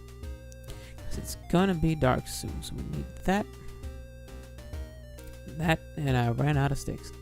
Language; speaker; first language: English; native; English